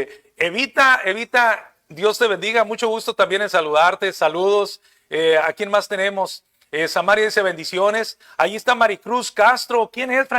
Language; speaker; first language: Spanish; native; Spanish